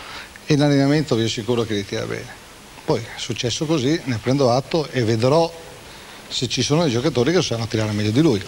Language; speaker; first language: Italian; native; Italian